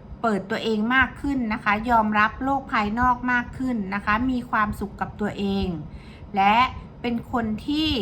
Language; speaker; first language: Thai; native; Thai